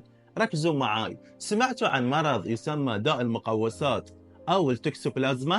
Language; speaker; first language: Arabic; native; Arabic